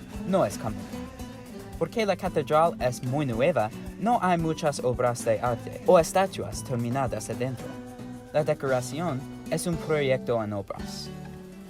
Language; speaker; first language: Spanish; non-native, learner; English